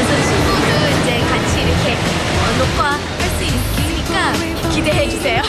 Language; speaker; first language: Korean; early bilingual, heritage; Korean